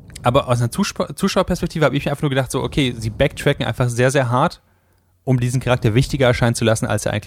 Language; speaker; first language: German; native; German